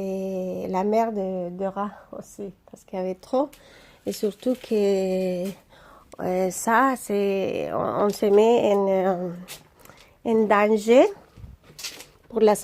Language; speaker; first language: French; non-native, learner; Spanish